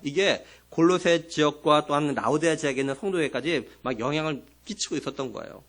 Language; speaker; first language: Korean; native; Korean